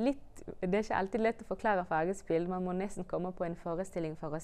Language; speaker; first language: Norwegian; early bilingual, other home language; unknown